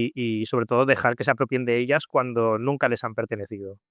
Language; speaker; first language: Spanish; native; Spanish